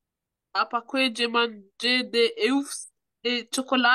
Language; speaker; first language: French; non-native, learner; Spanish